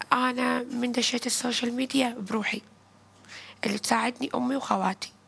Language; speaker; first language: Arabic; native; Arabic